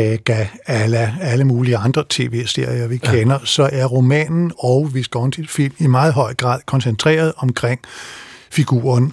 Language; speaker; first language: Danish; native; Danish